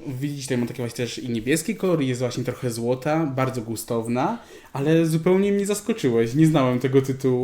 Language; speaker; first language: Polish; native; Polish